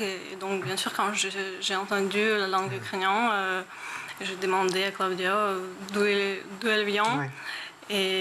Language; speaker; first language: French; non-native, learner; Ukrainian